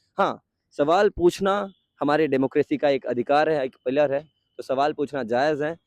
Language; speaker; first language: Hindi; native; Hindi